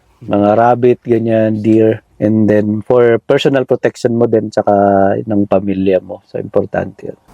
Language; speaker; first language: Filipino; native; Filipino